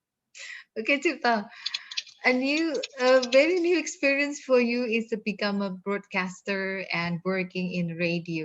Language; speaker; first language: English; non-native, fluent; Indonesian